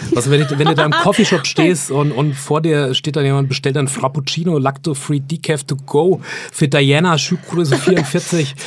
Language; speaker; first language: German; native; German